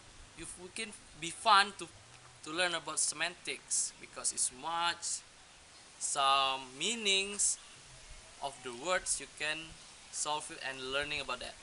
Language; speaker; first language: English; non-native, learner; Indonesian